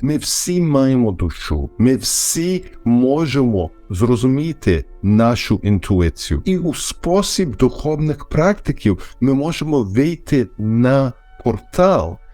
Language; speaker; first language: Ukrainian; early bilingual, heritage; Ukrainian